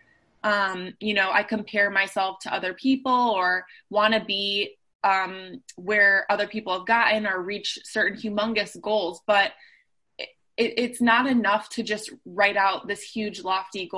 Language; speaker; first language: English; native; English